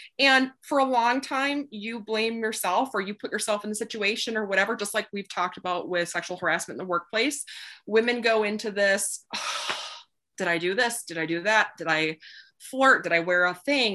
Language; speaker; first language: English; native; English